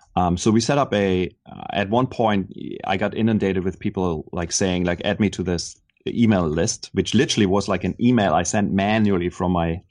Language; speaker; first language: English; non-native, fluent; German